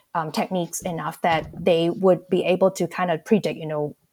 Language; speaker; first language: English; non-native, local second language; Cantonese